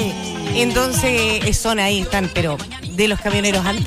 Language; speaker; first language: Spanish; native; Spanish